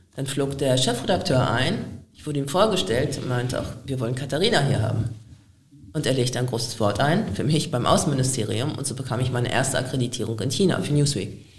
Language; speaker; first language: German; native; German